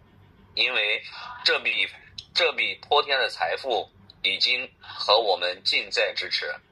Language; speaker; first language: Chinese; native; Chinese